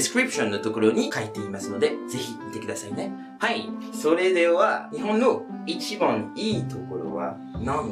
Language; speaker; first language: Japanese; non-native, fluent; French